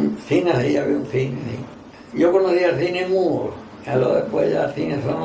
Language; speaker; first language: Spanish; native; Spanish